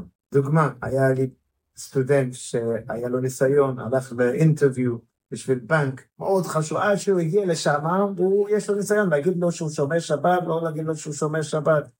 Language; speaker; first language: Hebrew; non-native, fluent; English